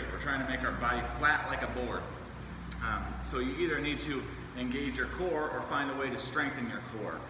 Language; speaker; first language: English; native; English